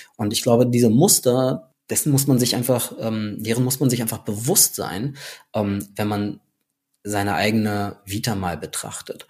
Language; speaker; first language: German; native; German